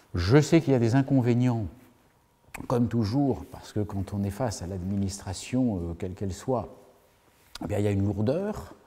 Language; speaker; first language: French; native; French